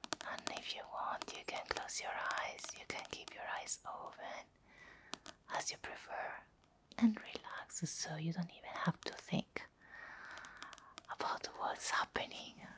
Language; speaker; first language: English; non-native, fluent; Italian